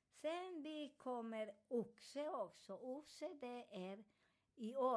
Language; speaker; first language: Swedish; non-native, fluent; Spanish